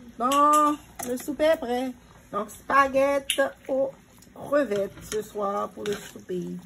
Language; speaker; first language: French; native; French